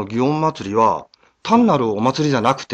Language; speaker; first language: Japanese; native; Japanese